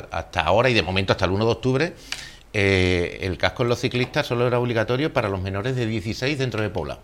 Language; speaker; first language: Spanish; native; Spanish